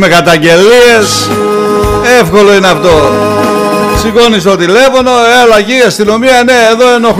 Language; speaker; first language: Greek; native; Greek